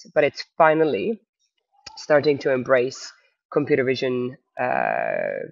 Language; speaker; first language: English; non-native, fluent; Estonian